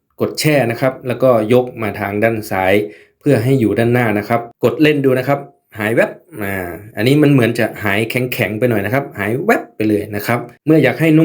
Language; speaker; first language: Thai; native; Thai